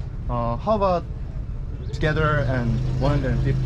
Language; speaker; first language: English; non-native, learner; Korean